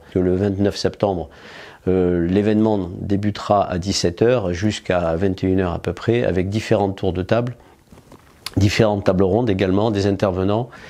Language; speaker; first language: French; native; French